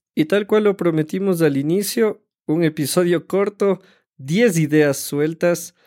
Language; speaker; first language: Spanish; native; Spanish